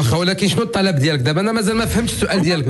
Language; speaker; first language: Arabic; native; Arabic